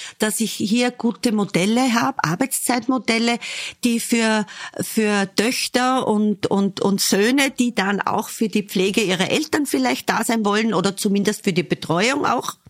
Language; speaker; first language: German; native; German